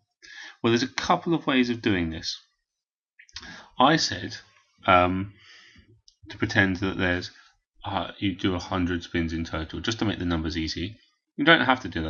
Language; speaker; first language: English; native; English